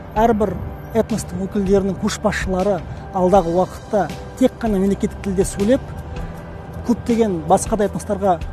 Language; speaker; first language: Kazakh; non-native, local second language; Russian